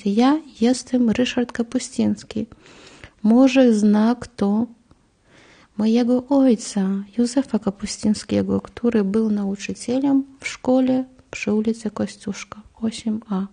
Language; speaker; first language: Polish; non-native, learner; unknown